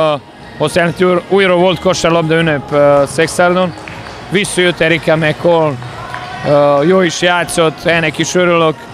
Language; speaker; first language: Hungarian; non-native, learner; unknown